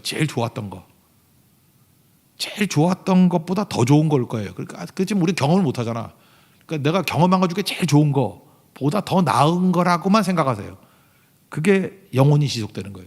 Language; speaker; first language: Korean; native; Korean